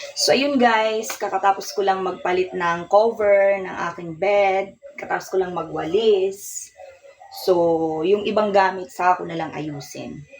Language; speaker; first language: Filipino; non-native, local second language; Waray